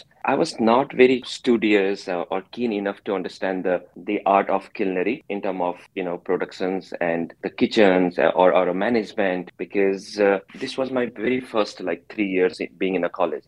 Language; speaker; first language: English; non-native, local second language; Hindi